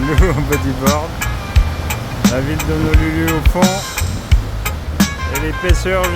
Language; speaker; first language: French; native; French